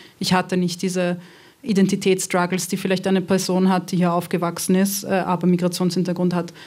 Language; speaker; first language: German; early bilingual, other home language; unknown